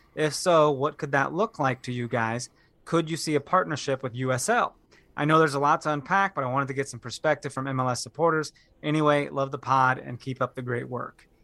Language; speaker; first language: English; native; English